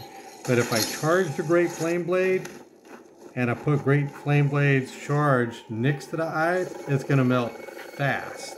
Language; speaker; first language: English; native; English